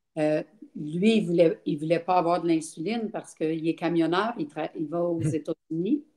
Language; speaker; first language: French; native; French